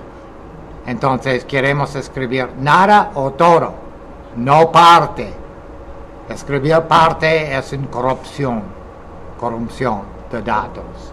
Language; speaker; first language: Spanish; non-native, fluent; English